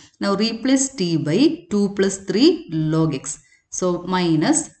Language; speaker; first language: English; non-native, local second language; Malayalam